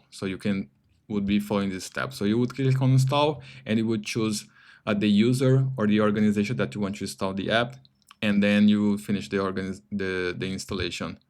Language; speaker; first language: English; non-native, fluent; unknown